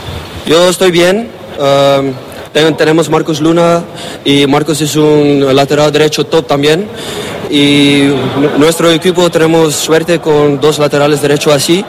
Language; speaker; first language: Spanish; non-native, learner; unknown